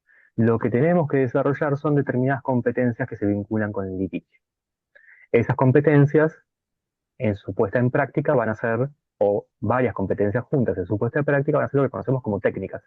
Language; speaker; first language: Spanish; native; Spanish